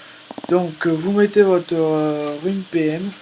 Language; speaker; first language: French; native; French